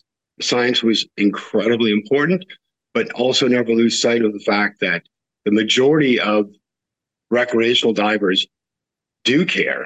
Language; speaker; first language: English; native; English